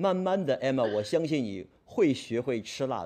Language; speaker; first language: Chinese; native; Chinese